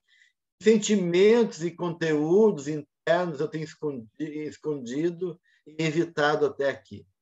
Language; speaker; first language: Portuguese; native; Portuguese